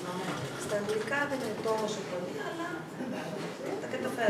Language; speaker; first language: Greek; early bilingual, other home language; Russian